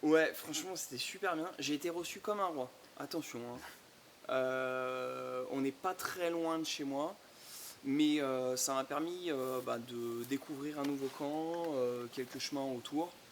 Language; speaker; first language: French; native; French